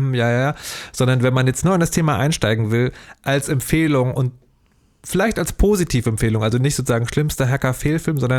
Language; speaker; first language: German; native; German